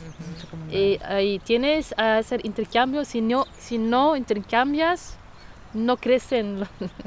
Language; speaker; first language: Spanish; non-native, learner; French